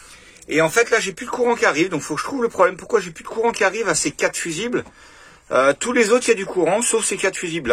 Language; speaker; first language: French; native; French